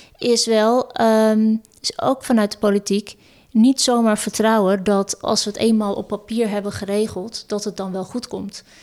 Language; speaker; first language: Dutch; early bilingual, other home language; Turkish